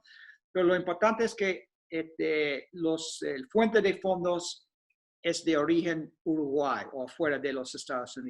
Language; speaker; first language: Spanish; non-native, fluent; English